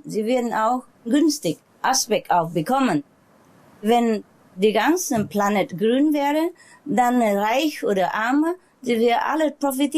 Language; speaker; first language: German; non-native, learner; Vietnamese